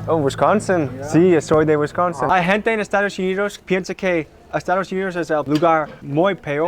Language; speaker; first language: Spanish; non-native, learner; English